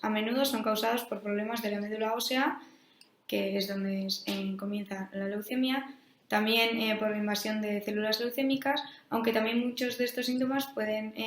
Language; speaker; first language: Spanish; native; Spanish